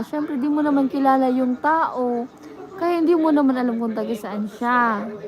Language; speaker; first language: Filipino; non-native, local second language; Bikol